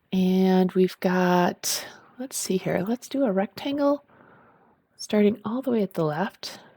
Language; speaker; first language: English; native; English